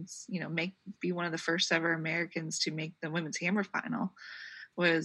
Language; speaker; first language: English; native; English